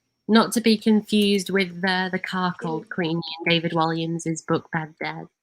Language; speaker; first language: English; native; English